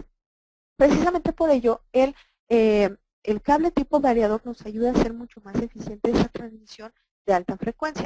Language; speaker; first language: Spanish; native; Spanish